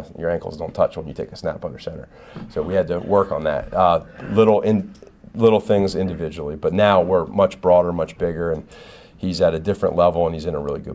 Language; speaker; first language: English; native; English